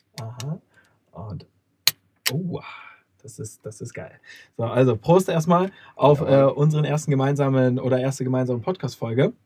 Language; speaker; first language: German; native; German